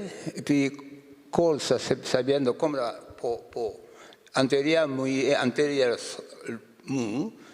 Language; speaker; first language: French; non-native, learner; Japanese